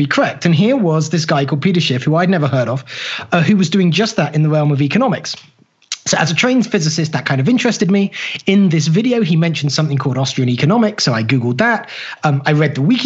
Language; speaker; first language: English; native; English